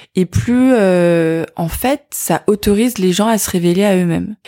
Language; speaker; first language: French; native; French